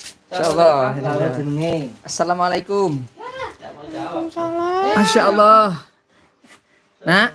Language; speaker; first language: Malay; non-native, local second language; Javanese